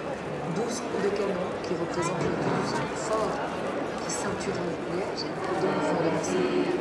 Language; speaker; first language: French; native; French